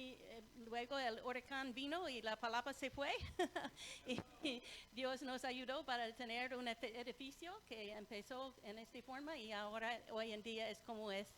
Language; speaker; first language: Spanish; non-native, fluent; English